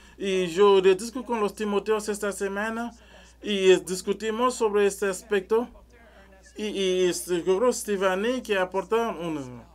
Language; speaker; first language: Spanish; non-native, learner; French